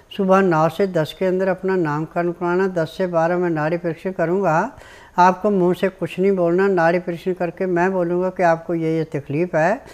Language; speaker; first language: Hindi; native; Hindi